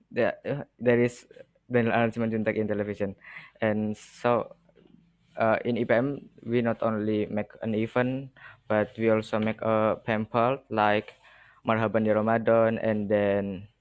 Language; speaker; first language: English; non-native, learner; Indonesian